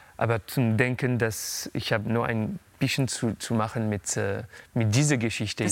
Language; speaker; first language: German; non-native, fluent; French